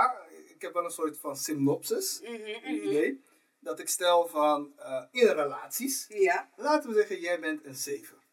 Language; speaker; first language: Dutch; native; Dutch